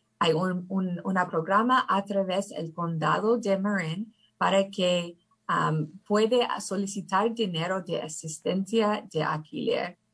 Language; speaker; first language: Spanish; early bilingual, heritage; English